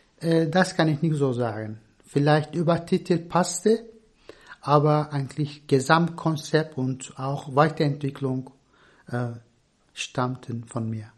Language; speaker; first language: German; non-native, fluent; Turkish